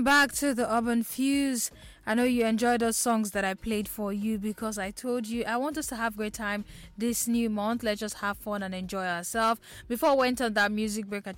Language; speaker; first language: English; non-native, local second language; Igbo